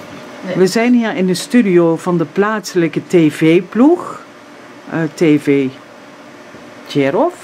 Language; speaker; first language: Dutch; native; Dutch